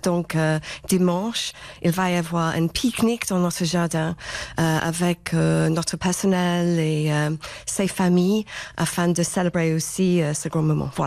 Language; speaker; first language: French; non-native, fluent; English